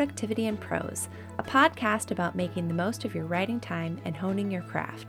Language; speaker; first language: English; native; English